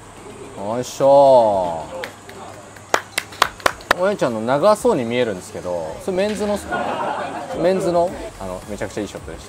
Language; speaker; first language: Japanese; native; Japanese